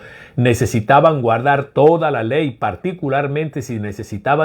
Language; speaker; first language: Spanish; native; Spanish